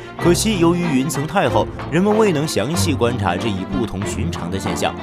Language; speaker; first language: Chinese; native; Chinese